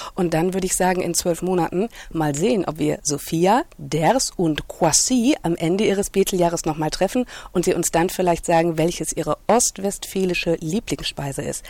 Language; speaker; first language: German; native; German